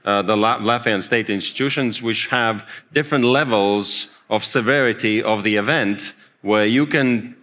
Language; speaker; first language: English; non-native, fluent; Latvian